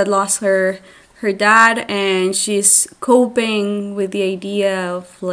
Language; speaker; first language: English; non-native, fluent; Spanish